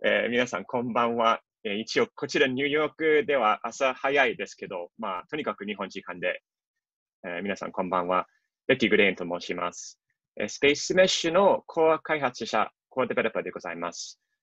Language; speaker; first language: Japanese; non-native, fluent; English